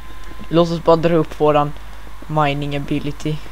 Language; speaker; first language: Swedish; native; Swedish